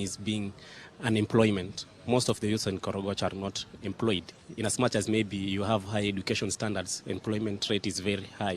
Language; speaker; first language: English; non-native, local second language; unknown